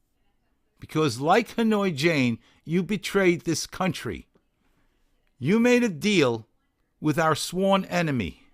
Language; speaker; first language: English; native; English